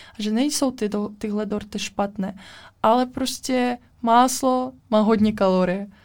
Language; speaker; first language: Czech; non-native, fluent; Russian